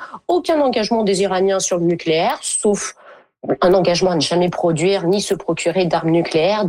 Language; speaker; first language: French; native; French